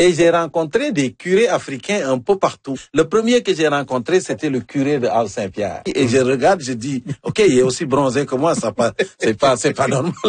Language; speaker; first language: French; native; French